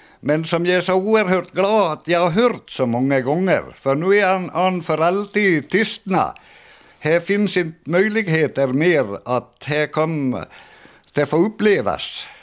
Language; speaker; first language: Swedish; native; Swedish